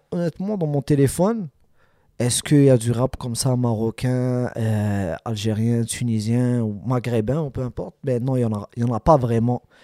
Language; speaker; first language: French; early bilingual, other home language; Arabic